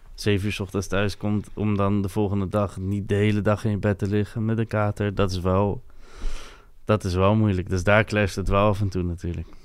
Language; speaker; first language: Dutch; non-native, local second language; French